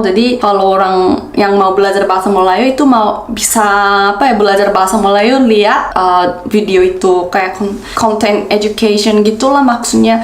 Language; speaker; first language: Indonesian; non-native, fluent; Korean